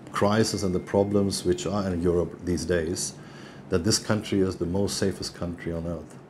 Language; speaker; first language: English; non-native, fluent; German